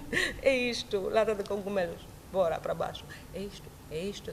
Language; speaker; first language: Portuguese; non-native, learner; Romanian